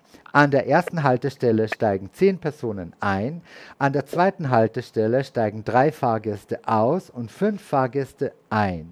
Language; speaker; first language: German; native; German